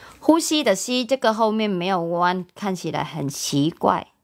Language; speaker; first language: Chinese; non-native, learner; Vietnamese